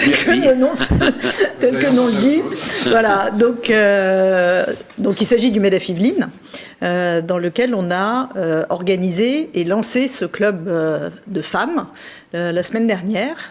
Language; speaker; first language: French; native; French